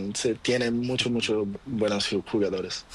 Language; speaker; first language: Spanish; non-native, learner; Portuguese